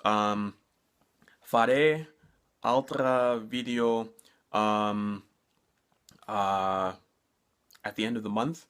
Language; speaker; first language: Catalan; non-native, learner; English